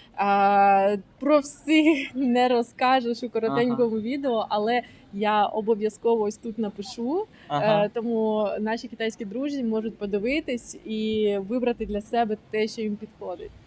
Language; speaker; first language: Ukrainian; native; Ukrainian